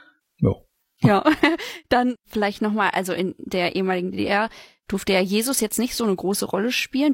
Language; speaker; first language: German; native; German